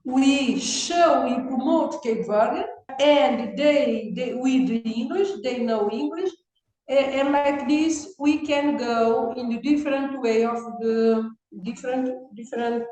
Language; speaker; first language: English; non-native, learner; Kabuverdianu